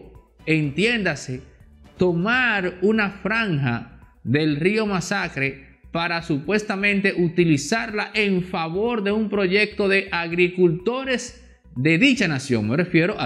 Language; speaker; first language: Spanish; native; Spanish